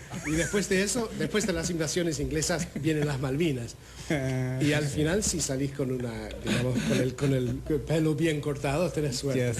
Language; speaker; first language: Spanish; non-native, fluent; English